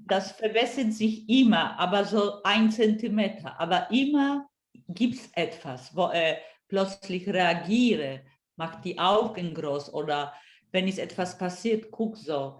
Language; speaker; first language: German; non-native, fluent; Polish